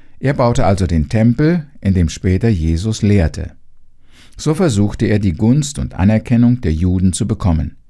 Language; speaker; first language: German; native; German